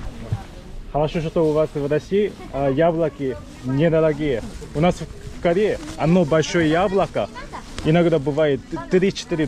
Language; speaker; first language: Russian; non-native, learner; Korean